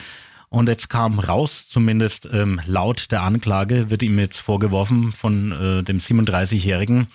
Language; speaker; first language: German; native; German